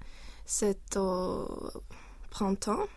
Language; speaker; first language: French; non-native, learner; Swedish